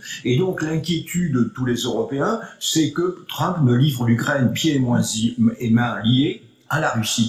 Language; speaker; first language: French; native; French